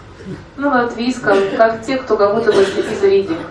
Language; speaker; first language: Russian; native; Russian